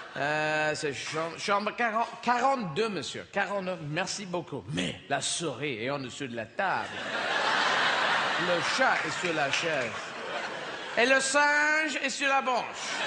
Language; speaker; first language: French; non-native, fluent; English